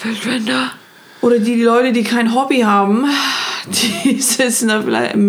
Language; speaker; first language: German; non-native, fluent; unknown